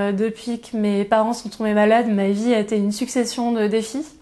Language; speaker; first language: French; native; French